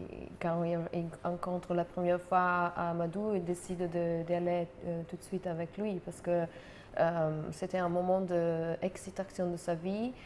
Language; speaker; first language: French; non-native, fluent; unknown